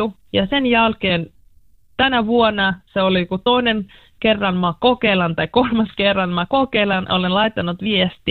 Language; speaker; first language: Finnish; non-native, fluent; Russian